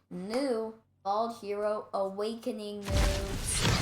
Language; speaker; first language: English; native; English